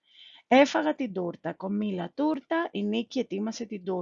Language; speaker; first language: Greek; non-native, fluent; Spanish